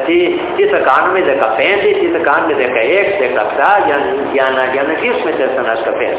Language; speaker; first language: Greek; early bilingual, heritage; Greek